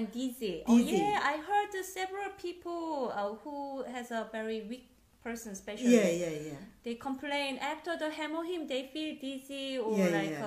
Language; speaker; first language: English; non-native, learner; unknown